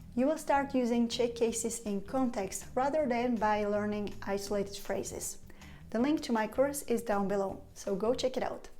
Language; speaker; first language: English; non-native, fluent; Czech